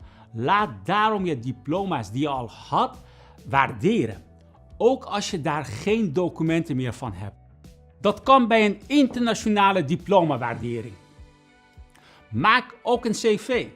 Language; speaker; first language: Dutch; non-native, fluent; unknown